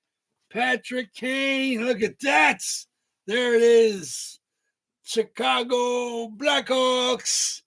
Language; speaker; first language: English; native; English